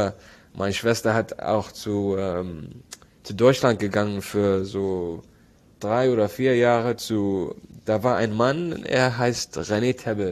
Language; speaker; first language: German; non-native, learner; Arabic